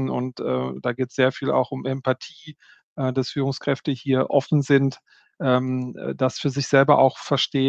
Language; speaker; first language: German; native; German